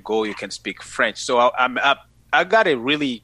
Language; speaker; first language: English; non-native, fluent; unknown